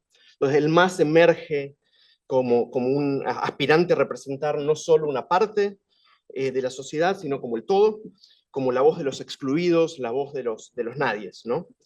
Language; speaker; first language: Spanish; native; Spanish